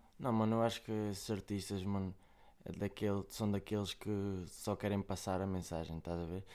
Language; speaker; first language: Portuguese; native; Portuguese